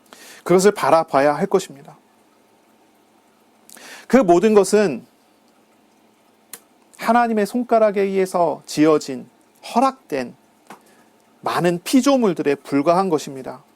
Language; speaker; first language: Korean; native; Korean